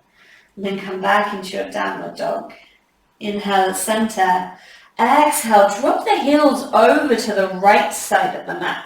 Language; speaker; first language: English; native; English